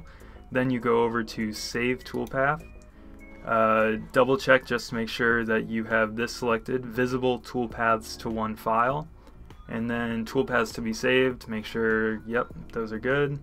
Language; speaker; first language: English; native; English